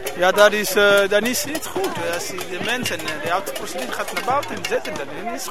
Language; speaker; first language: Dutch; non-native, learner; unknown